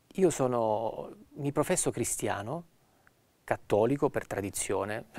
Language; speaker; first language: Italian; native; Italian